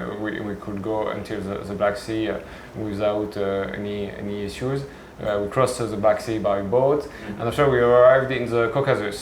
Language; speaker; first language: English; non-native, fluent; French